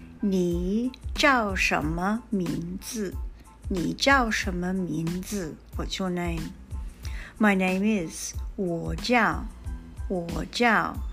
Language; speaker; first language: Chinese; non-native, fluent; English